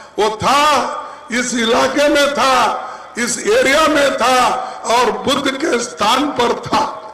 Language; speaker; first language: Hindi; non-native, local second language; Kannada